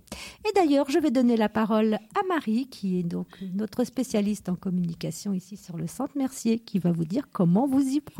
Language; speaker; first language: French; native; French